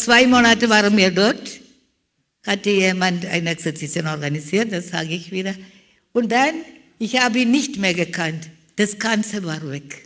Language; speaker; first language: German; non-native, learner; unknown